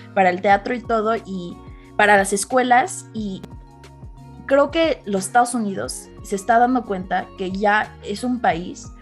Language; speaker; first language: Spanish; early bilingual, heritage; Spanish